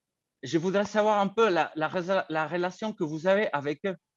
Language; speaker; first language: French; non-native, fluent; Spanish